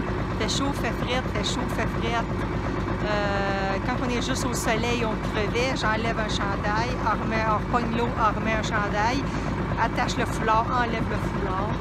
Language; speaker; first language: French; native; French